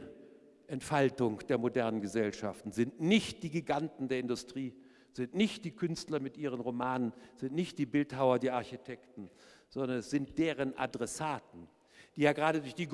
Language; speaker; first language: German; native; German